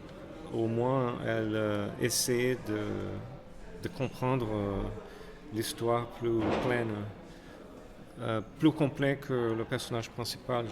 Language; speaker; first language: French; non-native, fluent; Portuguese